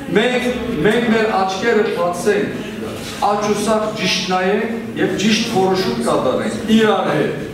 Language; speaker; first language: Armenian; non-native, fluent; Kurdish